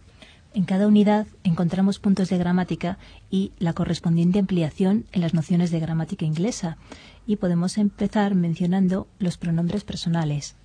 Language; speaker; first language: Spanish; native; Spanish